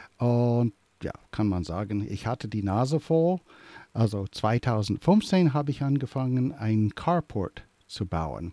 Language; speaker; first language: German; early bilingual, heritage; English